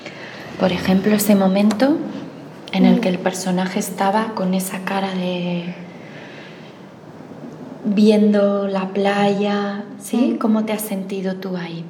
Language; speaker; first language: Spanish; native; Spanish